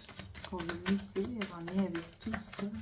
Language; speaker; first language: French; native; French